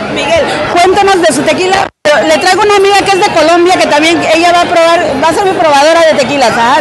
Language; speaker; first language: Spanish; native; Spanish